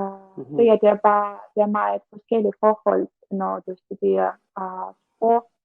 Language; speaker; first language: Danish; non-native, learner; Russian